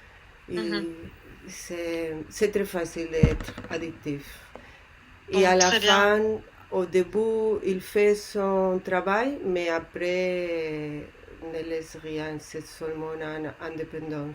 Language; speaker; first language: French; non-native, learner; Spanish